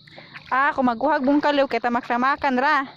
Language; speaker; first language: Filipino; non-native, local second language; Cebuano